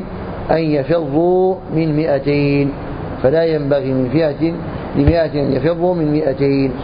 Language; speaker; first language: Arabic; native; Arabic